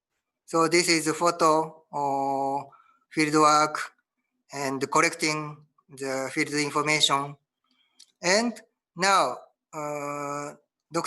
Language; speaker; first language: English; non-native, learner; Japanese